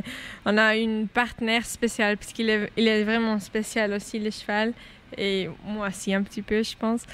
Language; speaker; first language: French; non-native, local second language; Dutch